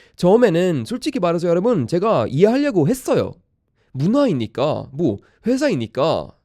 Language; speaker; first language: Korean; non-native, fluent; Swedish